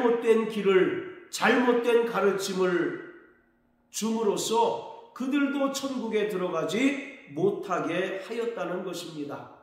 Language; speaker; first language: Korean; native; Korean